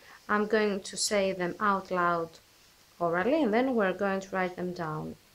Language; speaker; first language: English; non-native, fluent; Greek